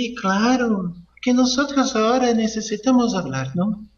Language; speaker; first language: Spanish; non-native, fluent; Portuguese